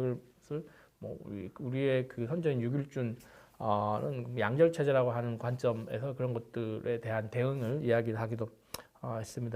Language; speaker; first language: Korean; native; Korean